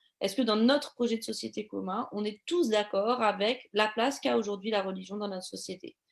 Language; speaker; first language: French; native; French